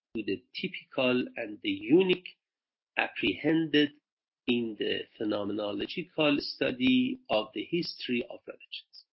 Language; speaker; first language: English; non-native, fluent; Persian